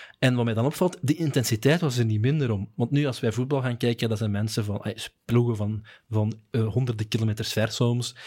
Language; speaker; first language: Dutch; native; Dutch